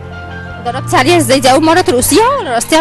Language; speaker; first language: Arabic; native; Arabic